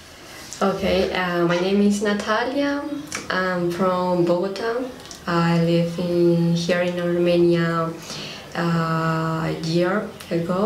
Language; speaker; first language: English; non-native, learner; Spanish